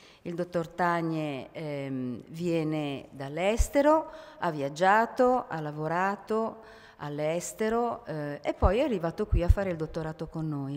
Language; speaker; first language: Italian; native; Italian